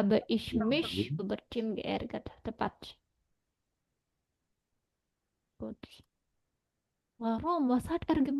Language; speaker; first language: German; non-native, fluent; Indonesian